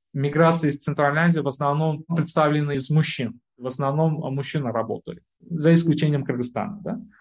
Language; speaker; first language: Russian; non-native, local second language; Uzbek